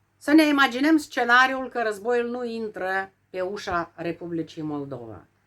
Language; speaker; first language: Romanian; native; Romanian